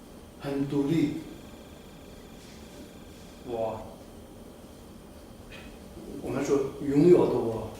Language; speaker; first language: Chinese; non-native, fluent; Tibetan